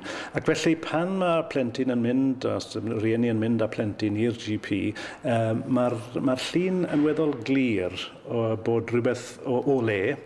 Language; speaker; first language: Welsh; native; Welsh